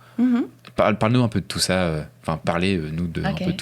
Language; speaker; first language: French; native; French